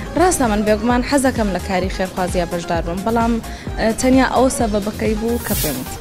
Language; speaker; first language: Central Kurdish; non-native, local second language; Gurani